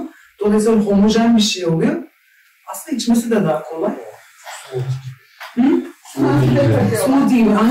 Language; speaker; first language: Turkish; native; Turkish